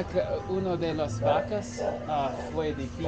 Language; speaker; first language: Spanish; non-native, learner; English